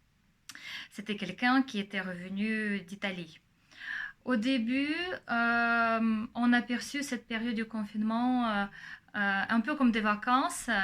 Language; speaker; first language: French; non-native, fluent; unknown